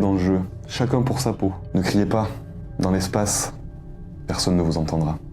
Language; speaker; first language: French; native; French